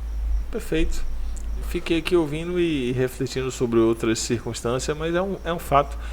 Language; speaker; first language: Portuguese; native; Portuguese